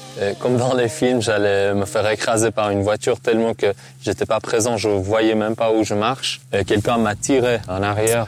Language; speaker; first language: French; non-native, fluent; Persian